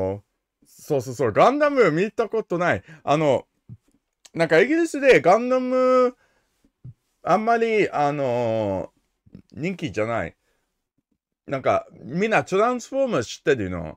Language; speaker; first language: Japanese; non-native, learner; English